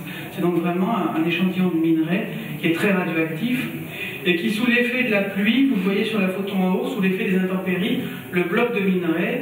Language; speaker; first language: French; native; French